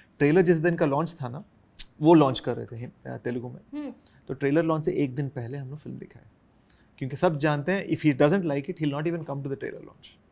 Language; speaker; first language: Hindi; non-native, local second language; Telugu